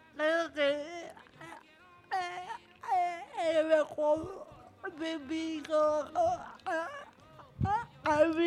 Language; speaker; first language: Spanish; non-native, learner; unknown